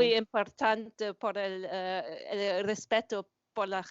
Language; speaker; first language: Spanish; non-native, learner; German